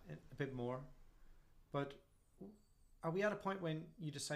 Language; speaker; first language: English; native; English